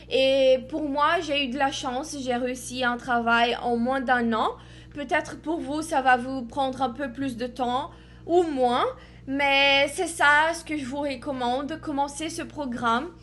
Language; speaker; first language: French; non-native, fluent; Portuguese